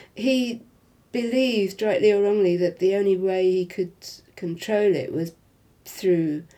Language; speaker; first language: English; native; English